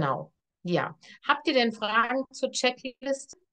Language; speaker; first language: German; native; German